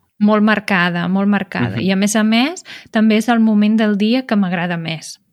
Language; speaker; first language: Catalan; native; Catalan